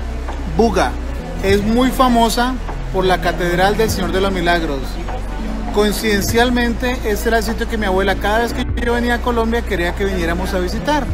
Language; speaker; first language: Spanish; native; Spanish